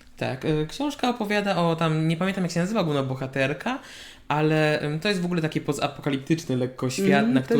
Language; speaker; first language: Polish; native; Polish